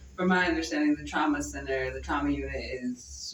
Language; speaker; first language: English; native; English